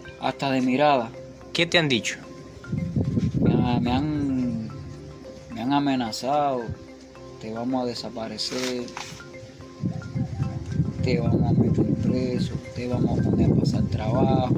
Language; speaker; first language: Spanish; native; Spanish